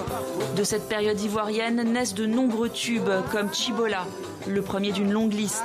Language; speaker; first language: French; native; French